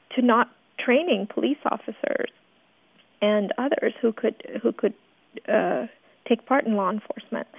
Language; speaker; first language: English; early bilingual, other home language; Persian